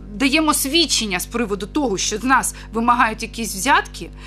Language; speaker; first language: Ukrainian; native; Ukrainian